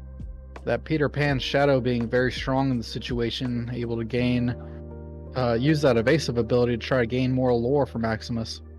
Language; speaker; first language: English; native; English